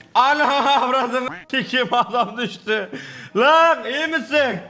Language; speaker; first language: Turkish; native; Turkish